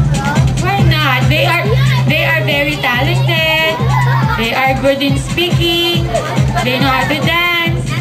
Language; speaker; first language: English; non-native, local second language; Filipino